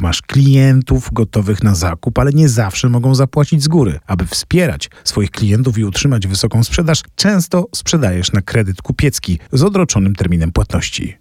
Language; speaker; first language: Polish; native; Polish